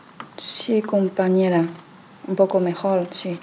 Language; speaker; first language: Spanish; non-native, learner; Chinese